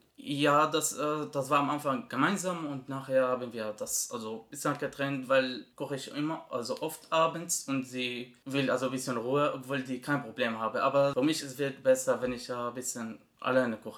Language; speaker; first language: German; non-native, learner; Arabic